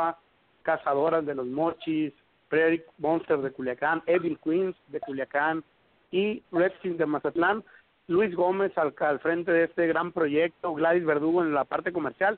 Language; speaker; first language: Spanish; native; Spanish